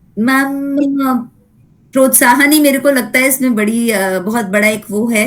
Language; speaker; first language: Hindi; native; Hindi